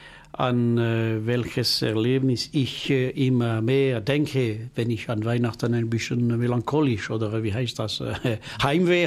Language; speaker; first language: German; non-native, local second language; French